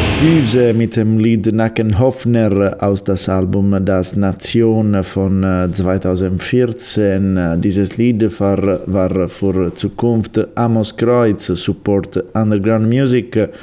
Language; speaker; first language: German; non-native, learner; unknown